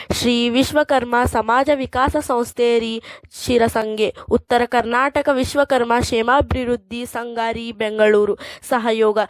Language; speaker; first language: Kannada; native; Kannada